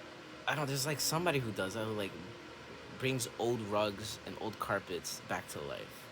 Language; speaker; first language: English; native; English